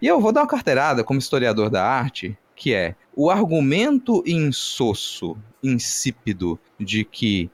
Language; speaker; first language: Portuguese; native; Portuguese